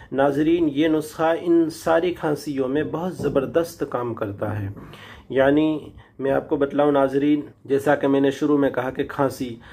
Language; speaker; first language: Urdu; native; Urdu